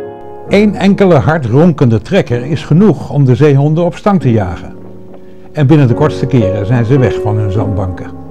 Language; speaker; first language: Dutch; native; Dutch